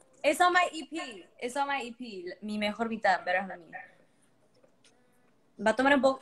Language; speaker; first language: Spanish; early bilingual, heritage; Spanish